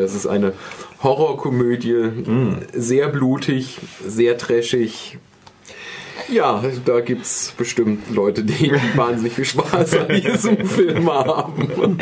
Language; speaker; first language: German; native; German